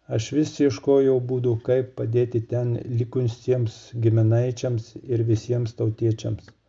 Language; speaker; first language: Lithuanian; non-native, fluent; Russian